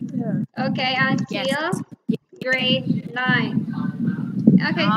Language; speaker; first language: English; non-native, learner; Thai